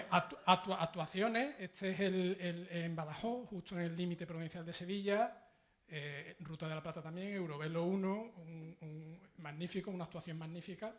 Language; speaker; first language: Spanish; native; Spanish